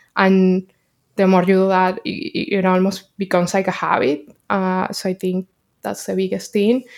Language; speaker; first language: English; non-native, fluent; Spanish